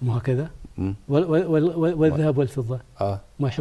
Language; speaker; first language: Arabic; native; Arabic